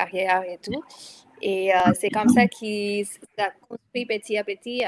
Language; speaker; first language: French; non-native, fluent; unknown